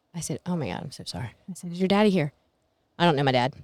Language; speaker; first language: English; native; English